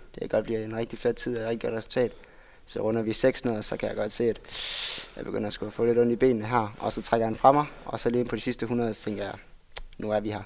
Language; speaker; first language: Danish; native; Danish